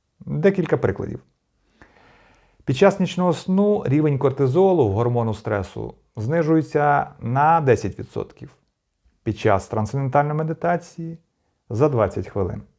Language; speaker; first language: Ukrainian; native; Ukrainian